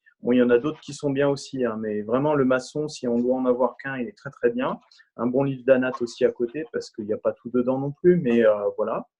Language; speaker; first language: French; native; French